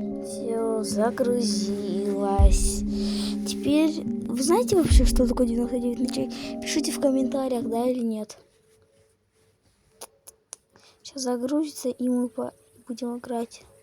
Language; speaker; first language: Russian; native; Russian